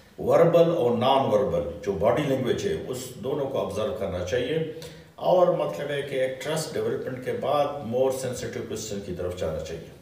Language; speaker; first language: Urdu; non-native, local second language; Pashto